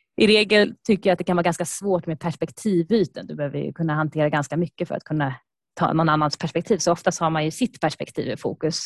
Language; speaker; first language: Swedish; native; Swedish